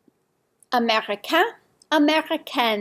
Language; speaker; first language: French; non-native, fluent; English